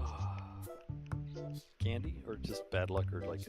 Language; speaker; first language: English; native; English